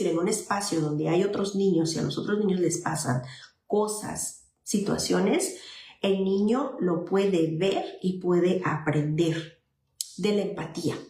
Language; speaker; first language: Spanish; native; Spanish